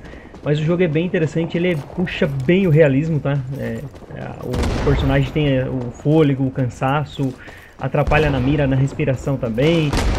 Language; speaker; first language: Portuguese; native; Portuguese